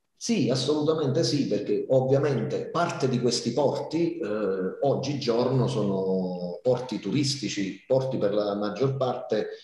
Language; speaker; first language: Italian; native; Italian